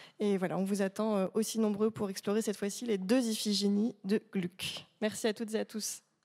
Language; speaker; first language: French; native; French